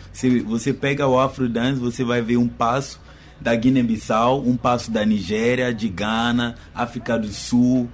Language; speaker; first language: Portuguese; non-native, fluent; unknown